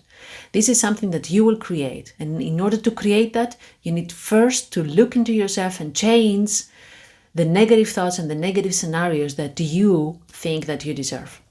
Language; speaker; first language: English; non-native, fluent; Greek